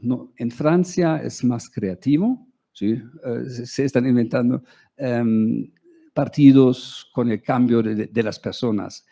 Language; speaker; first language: Spanish; non-native, fluent; German